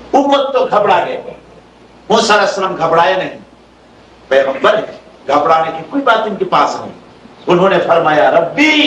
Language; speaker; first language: Urdu; non-native, fluent; Bangla